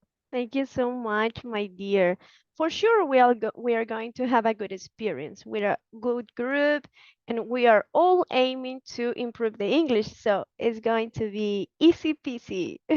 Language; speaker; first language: English; non-native, fluent; Spanish